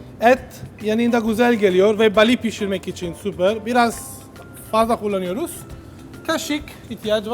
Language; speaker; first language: Turkish; non-native, learner; Italian